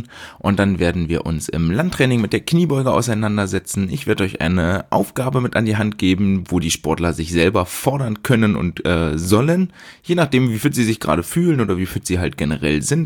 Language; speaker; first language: German; native; German